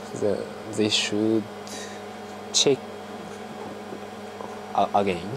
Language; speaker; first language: English; non-native, learner; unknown